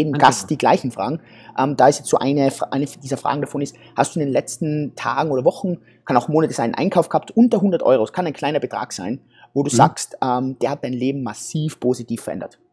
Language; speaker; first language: German; native; German